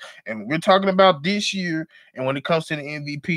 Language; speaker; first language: English; native; English